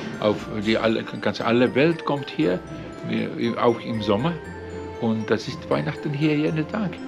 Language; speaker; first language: German; non-native, learner; Finnish